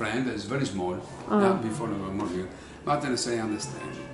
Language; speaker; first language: English; non-native, learner; Italian